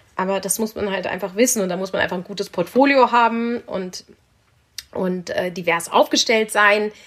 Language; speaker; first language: German; native; German